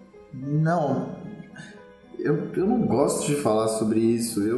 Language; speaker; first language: Portuguese; native; Portuguese